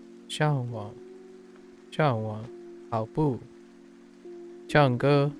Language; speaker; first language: Chinese; non-native, learner; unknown